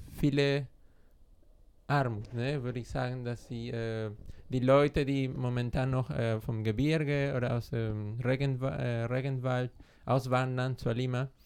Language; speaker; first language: German; non-native, fluent; Spanish